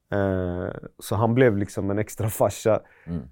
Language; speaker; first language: Swedish; early bilingual, other home language; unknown